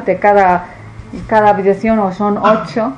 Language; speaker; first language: Spanish; non-native, fluent; Icelandic